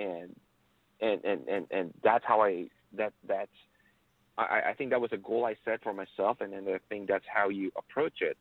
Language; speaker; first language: English; non-native, local second language; Filipino